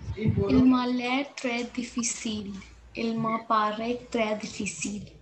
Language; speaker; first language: French; non-native, learner; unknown